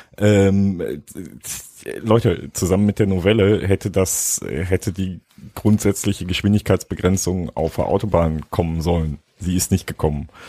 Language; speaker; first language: German; native; German